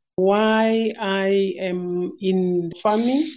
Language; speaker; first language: English; non-native, local second language; Northern Sotho